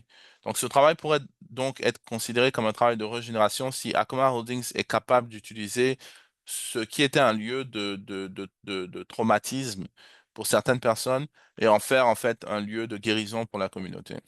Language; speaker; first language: French; native; French